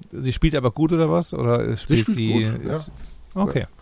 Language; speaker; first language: German; native; German